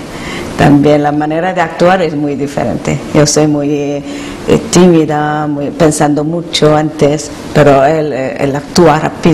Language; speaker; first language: Spanish; non-native, learner; Korean